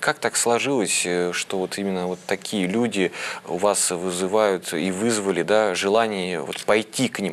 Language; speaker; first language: Russian; native; Russian